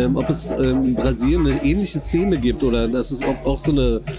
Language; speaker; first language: German; native; German